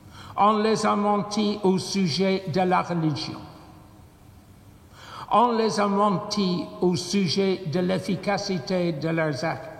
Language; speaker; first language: French; non-native, fluent; English